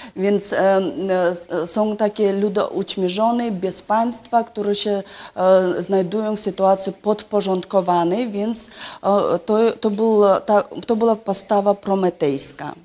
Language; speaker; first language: Polish; non-native, fluent; Yakut